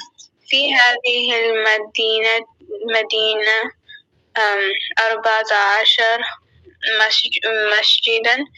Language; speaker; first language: Arabic; non-native, learner; Urdu